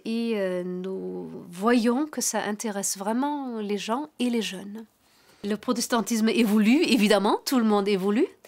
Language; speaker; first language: French; non-native, fluent; German